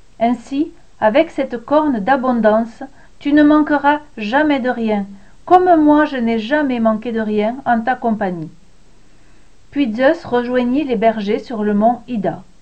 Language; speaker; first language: French; native; French